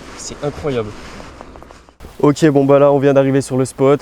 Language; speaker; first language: French; native; French